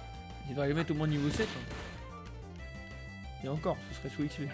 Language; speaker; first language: French; native; French